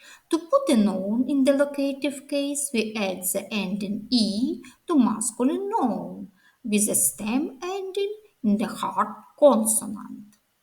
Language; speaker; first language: English; non-native, fluent; Ukrainian